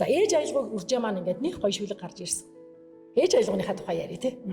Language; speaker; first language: Mongolian; native; Mongolian